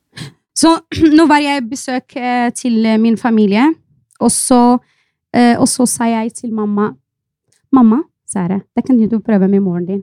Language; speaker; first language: Norwegian; non-native, fluent; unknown